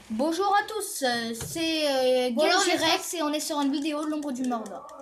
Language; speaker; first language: French; native; French